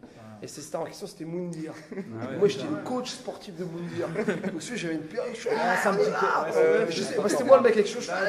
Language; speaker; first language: French; native; French